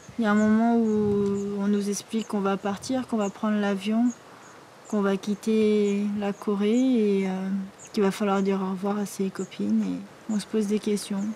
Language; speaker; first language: French; early bilingual, other home language; Korean